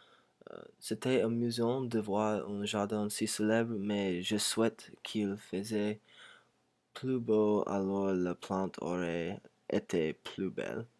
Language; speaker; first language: French; non-native, learner; English